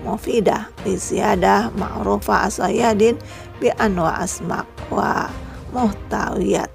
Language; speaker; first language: Arabic; non-native, fluent; Indonesian